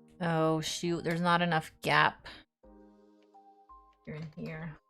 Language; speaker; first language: English; native; English